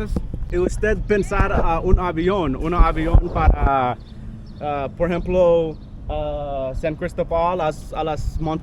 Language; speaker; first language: Spanish; non-native, learner; English